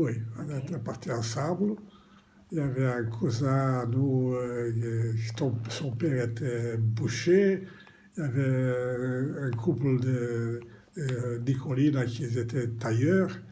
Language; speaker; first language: French; non-native, fluent; Romanian